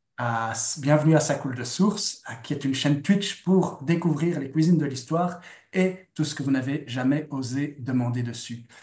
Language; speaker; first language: French; native; French